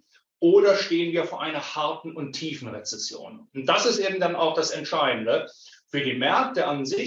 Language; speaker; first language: German; native; German